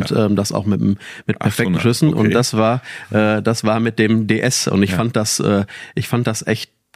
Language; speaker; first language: German; native; German